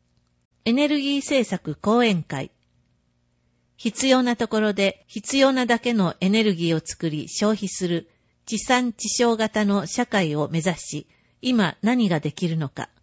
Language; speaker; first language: Japanese; native; Japanese